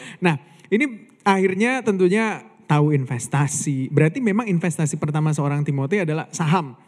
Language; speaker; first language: Indonesian; native; Indonesian